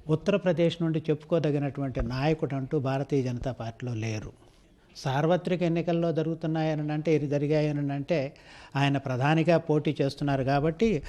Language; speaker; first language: Telugu; native; Telugu